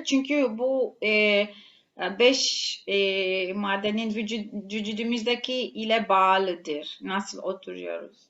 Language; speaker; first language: Turkish; non-native, learner; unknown